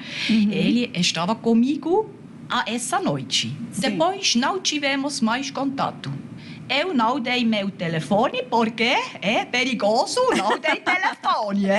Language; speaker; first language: Portuguese; non-native, learner; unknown